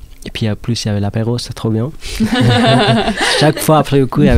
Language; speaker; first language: French; non-native, fluent; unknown